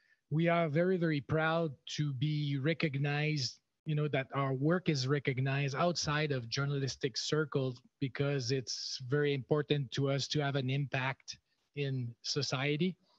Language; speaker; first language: English; non-native, fluent; French